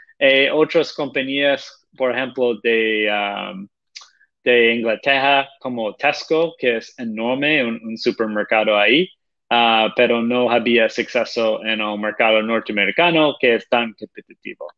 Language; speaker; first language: Spanish; non-native, fluent; Portuguese